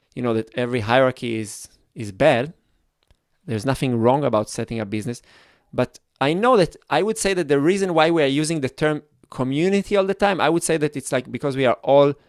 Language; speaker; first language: English; non-native, fluent; Hebrew